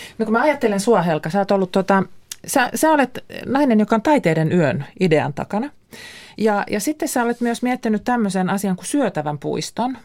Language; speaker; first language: Finnish; native; Finnish